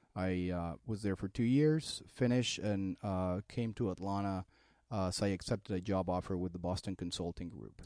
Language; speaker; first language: English; non-native, fluent; Spanish